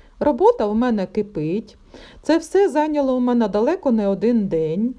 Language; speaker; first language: Ukrainian; non-native, local second language; Russian